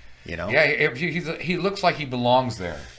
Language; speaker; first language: English; native; English